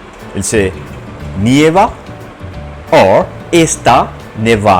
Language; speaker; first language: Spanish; non-native, fluent; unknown